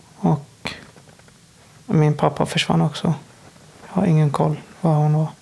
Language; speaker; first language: Swedish; non-native, fluent; Persian